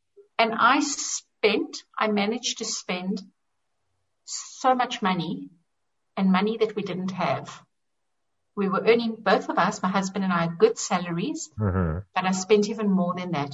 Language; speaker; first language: English; native; English